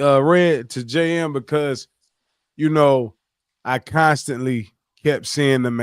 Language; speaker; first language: English; native; English